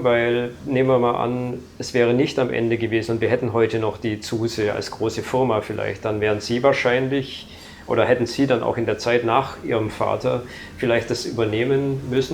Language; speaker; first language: German; native; German